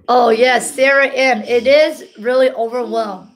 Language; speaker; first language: English; early bilingual, other home language; Hmong